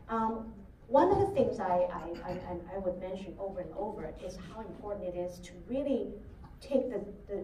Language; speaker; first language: English; non-native, fluent; Chinese